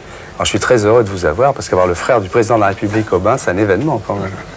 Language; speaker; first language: French; native; French